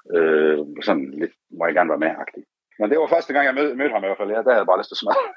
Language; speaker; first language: Danish; early bilingual, other home language; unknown